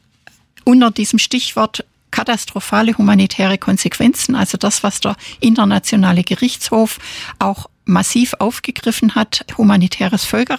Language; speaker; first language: German; native; German